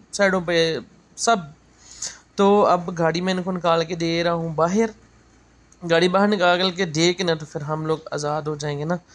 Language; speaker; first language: Urdu; non-native, local second language; Punjabi